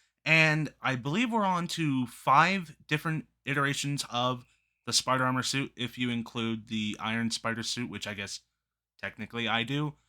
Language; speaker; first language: English; native; English